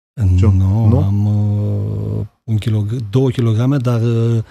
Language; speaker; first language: Romanian; native; Romanian